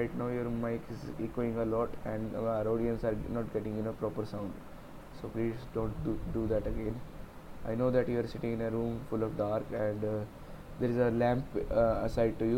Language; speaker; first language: English; non-native, local second language; Hindi